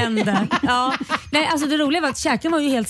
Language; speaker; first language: Swedish; native; Swedish